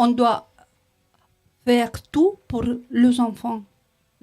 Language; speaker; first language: French; non-native, learner; Romanian